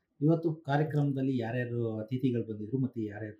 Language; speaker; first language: Kannada; native; Kannada